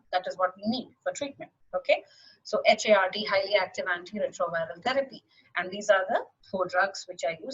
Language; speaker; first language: English; non-native, local second language; Malayalam